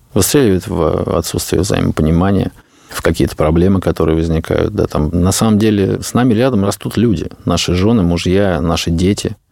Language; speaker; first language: Russian; native; Russian